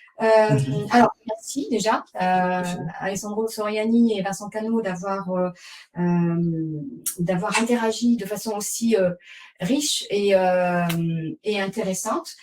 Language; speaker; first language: French; native; French